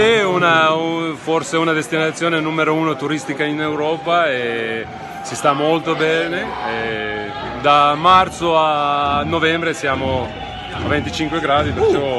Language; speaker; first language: Italian; non-native, fluent; Croatian